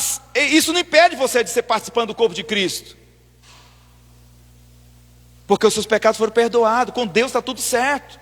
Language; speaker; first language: Portuguese; native; Portuguese